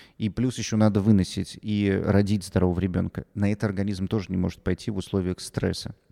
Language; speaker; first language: Russian; native; Russian